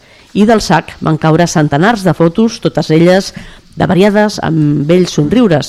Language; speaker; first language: Catalan; native; Catalan